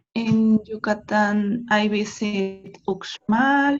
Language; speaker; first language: English; non-native, learner; Spanish